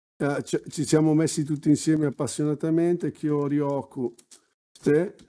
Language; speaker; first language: Italian; native; Italian